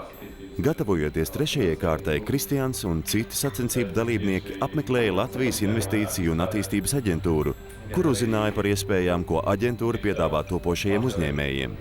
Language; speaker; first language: Latvian; native; Latvian